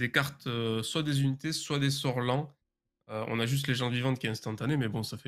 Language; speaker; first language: French; native; French